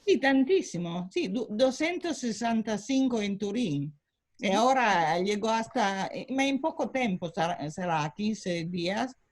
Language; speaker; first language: Spanish; non-native, fluent; Italian